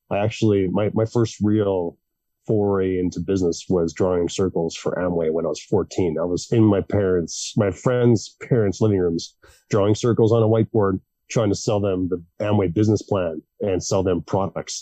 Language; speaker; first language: English; native; English